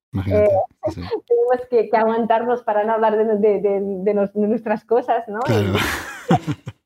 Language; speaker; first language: Spanish; non-native, fluent; French